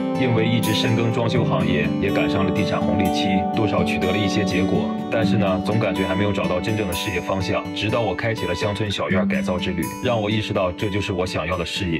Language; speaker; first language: Chinese; native; Chinese